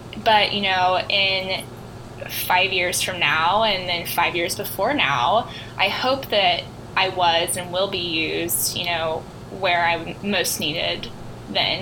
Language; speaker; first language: English; native; English